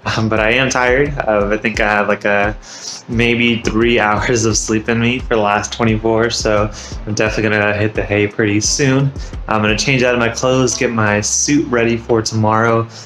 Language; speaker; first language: English; native; English